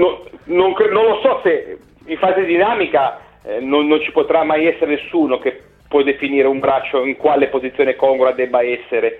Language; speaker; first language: Italian; native; Italian